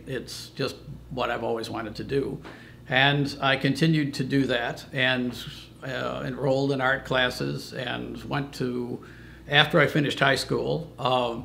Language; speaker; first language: English; native; English